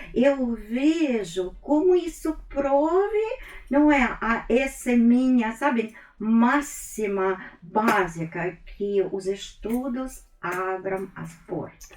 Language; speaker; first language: Portuguese; non-native, fluent; Russian